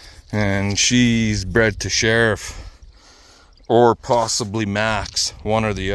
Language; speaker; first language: English; native; English